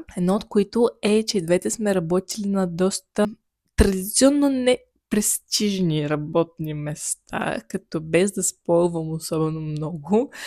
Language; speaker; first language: Bulgarian; native; Bulgarian